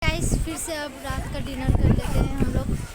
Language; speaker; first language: Hindi; native; Hindi